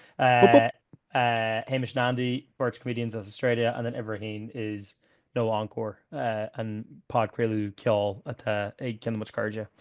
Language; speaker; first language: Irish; native; Irish